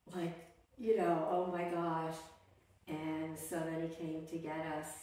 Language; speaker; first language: English; native; English